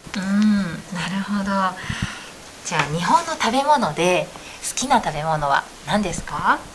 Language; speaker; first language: Japanese; native; Japanese